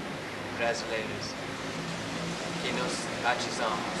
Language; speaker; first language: Portuguese; non-native, learner; English